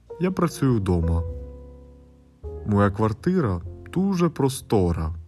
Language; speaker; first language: Ukrainian; early bilingual, heritage; Portuguese